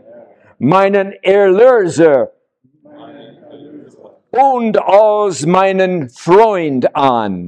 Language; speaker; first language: German; non-native, learner; English